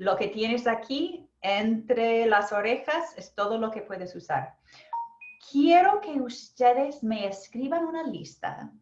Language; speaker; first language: Spanish; non-native, fluent; English